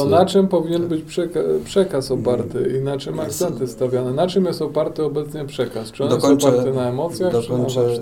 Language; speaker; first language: Polish; native; Polish